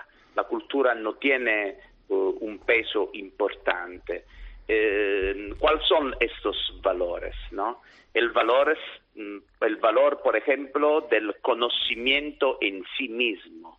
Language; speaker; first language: Spanish; non-native, fluent; Italian